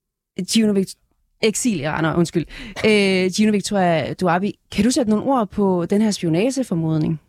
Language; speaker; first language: Danish; native; Danish